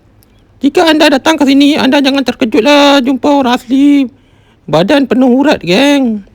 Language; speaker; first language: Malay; non-native, local second language; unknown